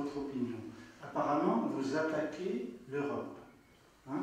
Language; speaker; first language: French; native; French